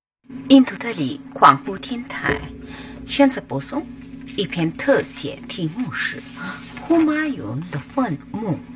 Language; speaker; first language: Chinese; non-native, learner; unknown